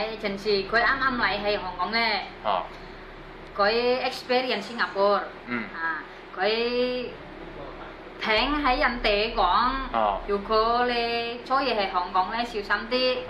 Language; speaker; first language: Chinese; non-native, learner; Indonesian